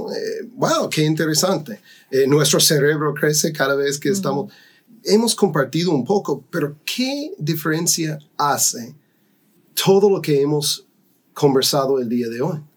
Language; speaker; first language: Spanish; non-native, fluent; English